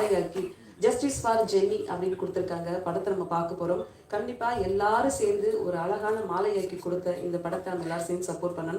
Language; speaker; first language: Tamil; native; Tamil